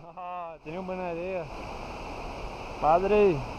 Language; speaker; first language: Spanish; non-native, learner; English